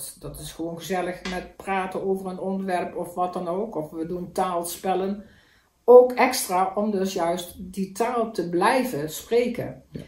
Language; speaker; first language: Dutch; native; Dutch